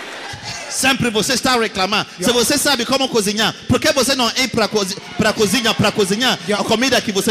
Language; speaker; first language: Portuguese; non-native, learner; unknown